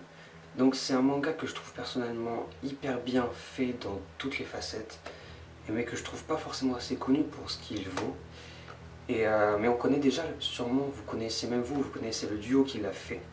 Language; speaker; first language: French; native; French